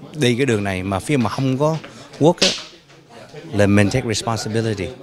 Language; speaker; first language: Vietnamese; early bilingual, heritage; Vietnamese